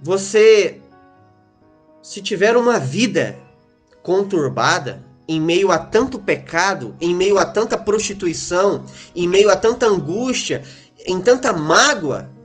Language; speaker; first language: Portuguese; native; Portuguese